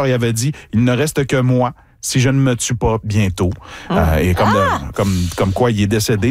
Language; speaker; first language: French; native; French